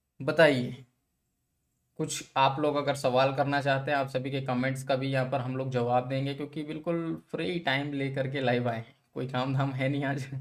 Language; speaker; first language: Hindi; native; Hindi